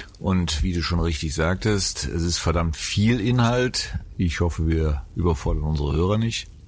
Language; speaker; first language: German; native; German